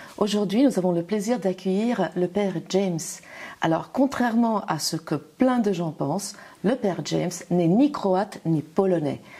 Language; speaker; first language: French; native; French